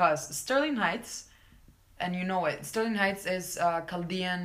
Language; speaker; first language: English; non-native, fluent; Spanish